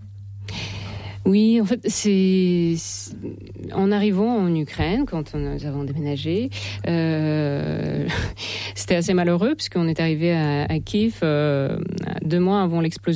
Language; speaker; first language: French; non-native, fluent; Russian